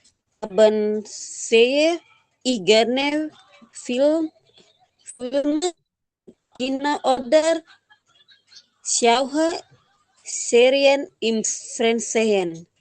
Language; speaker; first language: German; non-native, learner; Indonesian